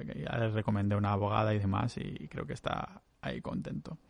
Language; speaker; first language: Spanish; native; Spanish